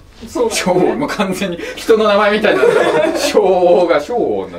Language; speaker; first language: Japanese; native; Japanese